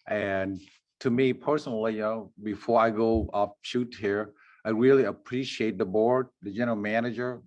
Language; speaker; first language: English; non-native, fluent; Vietnamese